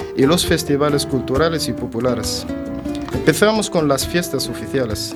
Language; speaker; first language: Spanish; non-native, fluent; Arabic